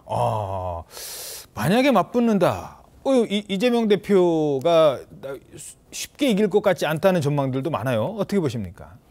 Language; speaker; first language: Korean; native; Korean